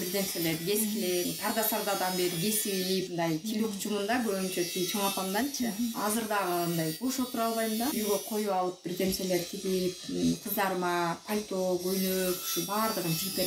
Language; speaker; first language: Kyrgyz; native; Kyrgyz